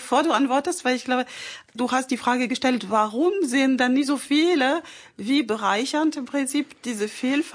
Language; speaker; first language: German; non-native, fluent; French